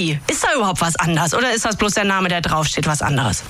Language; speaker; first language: German; native; German